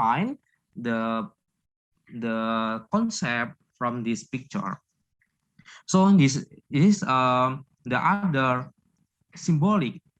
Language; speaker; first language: English; non-native, learner; Indonesian